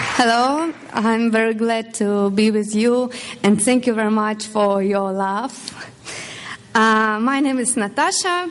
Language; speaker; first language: English; non-native, learner; Russian